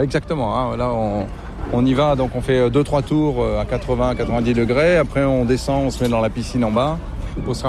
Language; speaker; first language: French; non-native, fluent; Finnish